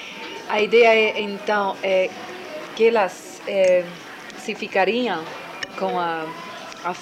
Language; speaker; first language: Portuguese; non-native, fluent; Spanish